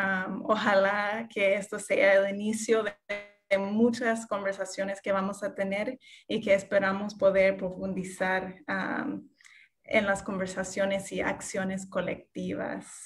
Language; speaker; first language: Spanish; non-native, fluent; English